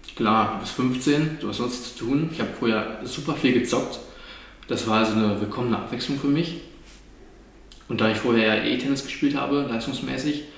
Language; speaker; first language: German; native; German